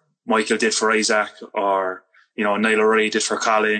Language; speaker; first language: English; native; English